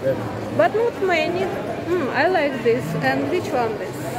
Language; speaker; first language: English; non-native, learner; Russian